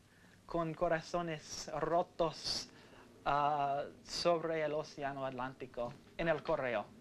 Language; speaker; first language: Spanish; non-native, learner; English